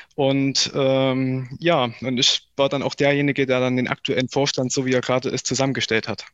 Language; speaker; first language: German; native; German